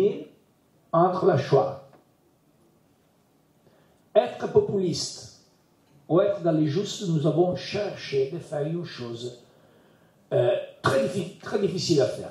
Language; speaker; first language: French; non-native, learner; Italian